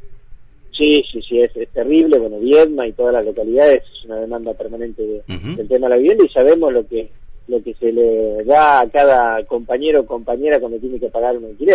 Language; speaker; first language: Spanish; native; Spanish